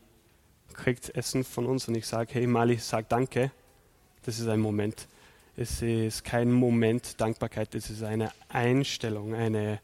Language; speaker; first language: German; non-native, fluent; English